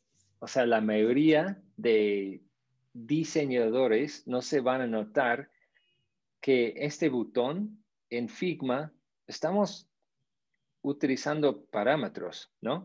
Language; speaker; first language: Spanish; non-native, fluent; English